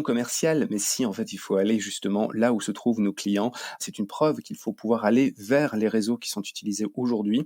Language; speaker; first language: French; native; French